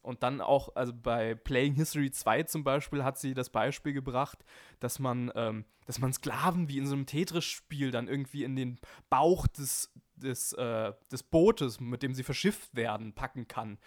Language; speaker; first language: German; native; German